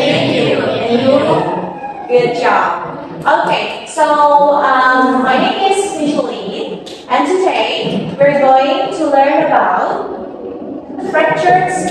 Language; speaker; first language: English; non-native, fluent; Indonesian